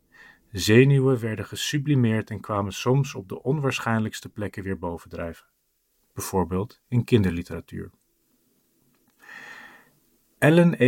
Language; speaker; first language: Dutch; native; Dutch